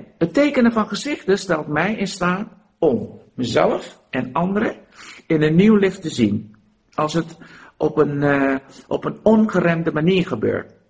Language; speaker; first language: Dutch; native; Dutch